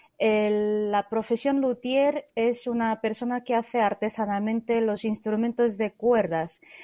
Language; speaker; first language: Spanish; non-native, fluent; Korean